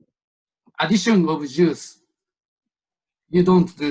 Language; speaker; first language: English; non-native, learner; Japanese